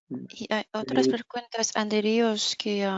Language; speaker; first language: Spanish; non-native, fluent; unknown